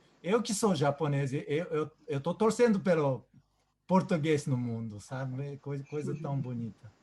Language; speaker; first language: Portuguese; non-native, fluent; Japanese